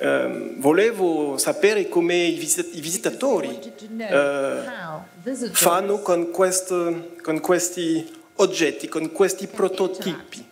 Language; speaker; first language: Italian; non-native, fluent; French